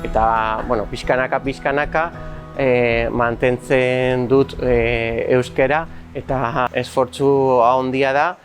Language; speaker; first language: Basque; non-native, local second language; Spanish